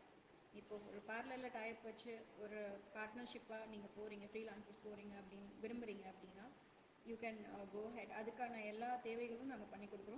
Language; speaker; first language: Tamil; native; Tamil